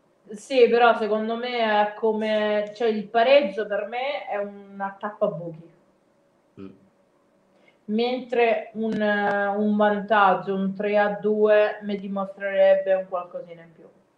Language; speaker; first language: Italian; native; Italian